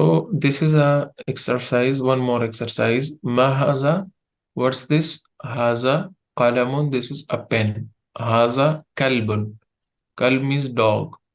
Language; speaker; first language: English; non-native, fluent; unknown